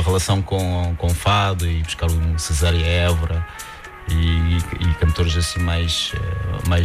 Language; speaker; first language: Portuguese; non-native, local second language; Kabuverdianu